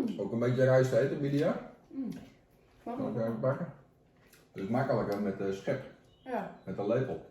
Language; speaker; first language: Dutch; non-native, learner; Thai